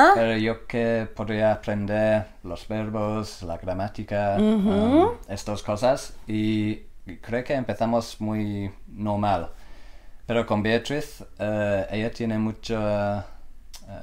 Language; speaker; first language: Spanish; non-native, learner; English